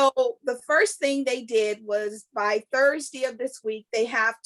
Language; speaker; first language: English; native; English